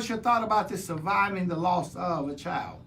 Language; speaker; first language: English; native; English